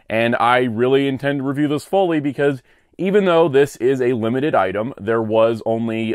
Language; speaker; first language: English; native; English